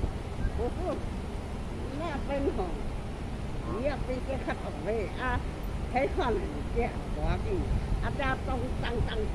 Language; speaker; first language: Chinese; native; Chinese